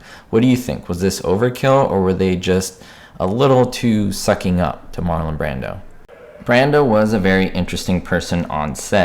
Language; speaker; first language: English; native; English